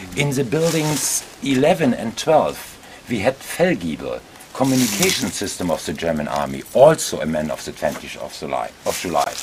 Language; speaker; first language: English; non-native, fluent; German